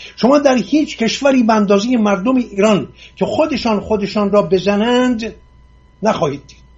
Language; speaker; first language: Persian; non-native, local second language; Assyrian Neo-Aramaic